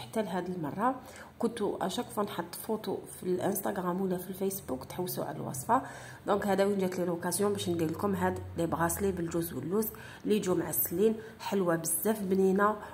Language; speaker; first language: Arabic; native; Arabic